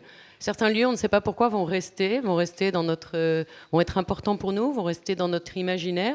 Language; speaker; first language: French; native; French